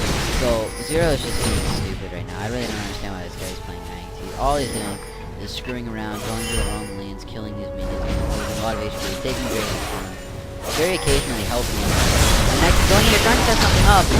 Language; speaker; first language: English; native; English